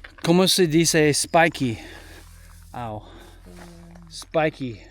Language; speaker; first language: Spanish; non-native, learner; English